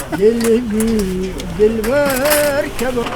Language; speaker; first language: Persian; native; Persian